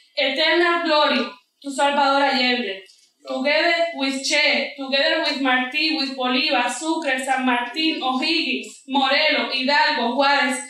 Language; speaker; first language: English; non-native, fluent; Spanish